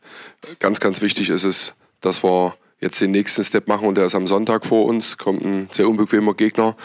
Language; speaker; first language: German; native; German